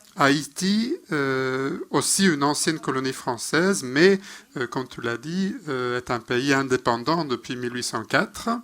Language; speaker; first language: French; non-native, fluent; Norwegian